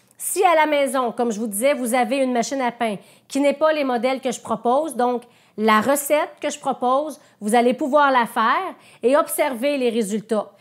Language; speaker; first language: French; native; French